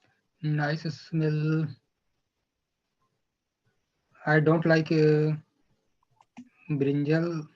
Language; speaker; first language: English; non-native, learner; Hindi